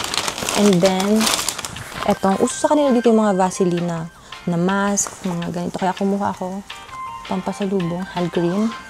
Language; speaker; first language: Filipino; native; Filipino